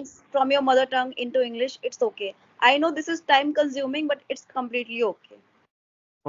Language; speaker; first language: English; non-native, local second language; Hindi